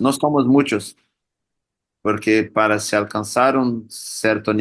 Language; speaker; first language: Spanish; non-native, learner; Portuguese